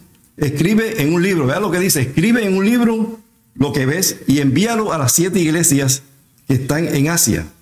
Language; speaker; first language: Spanish; native; Spanish